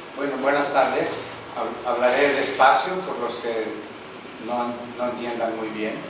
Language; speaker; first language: Spanish; native; Spanish